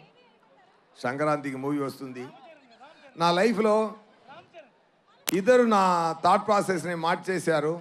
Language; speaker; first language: Telugu; non-native, local second language; Tamil